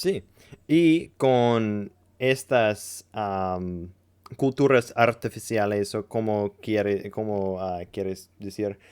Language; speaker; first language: Spanish; non-native, learner; English